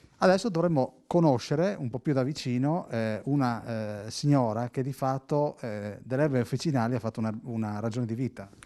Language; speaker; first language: Italian; native; Italian